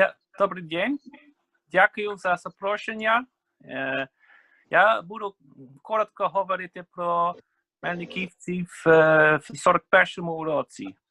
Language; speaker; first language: Ukrainian; non-native, fluent; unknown